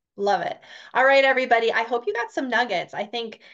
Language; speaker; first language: English; native; English